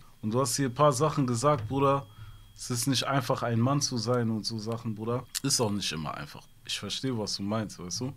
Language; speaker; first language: German; early bilingual, other home language; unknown